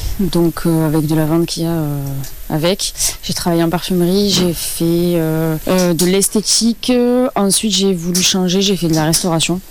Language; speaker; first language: French; native; French